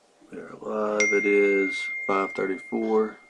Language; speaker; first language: English; native; English